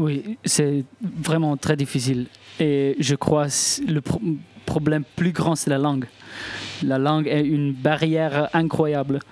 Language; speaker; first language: French; non-native, local second language; Italian